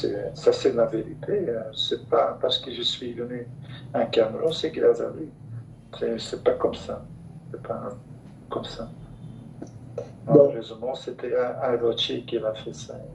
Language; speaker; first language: French; non-native, local second language; Dutch